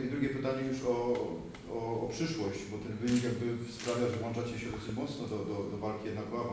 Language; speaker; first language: Polish; native; Polish